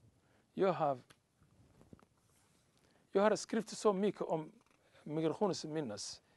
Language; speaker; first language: Swedish; non-native, learner; Somali